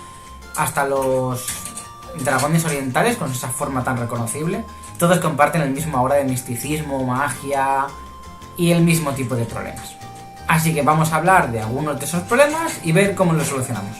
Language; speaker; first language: Spanish; native; Spanish